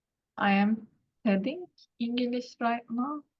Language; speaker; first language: English; non-native, learner; Turkish